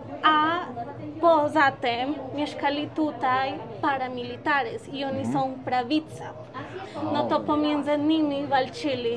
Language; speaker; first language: Polish; non-native, learner; Spanish